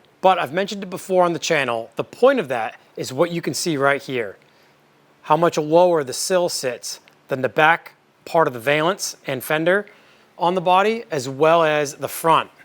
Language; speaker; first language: English; native; English